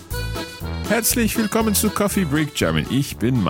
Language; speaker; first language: German; non-native, learner; English